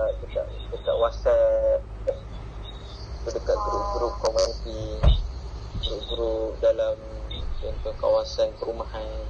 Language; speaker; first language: Malay; native; Malay